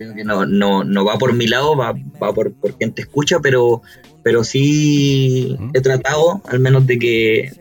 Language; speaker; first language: Spanish; native; Spanish